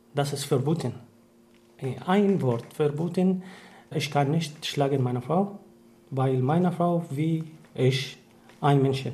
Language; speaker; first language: German; non-native, learner; Arabic